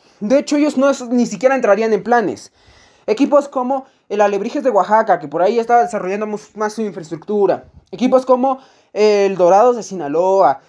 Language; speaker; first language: Spanish; native; Spanish